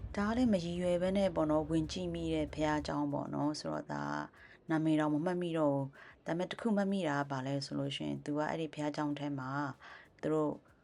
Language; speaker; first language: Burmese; non-native, local second language; Kachin